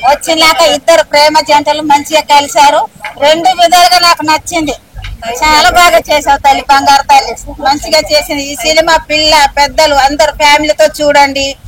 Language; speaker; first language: Telugu; native; Telugu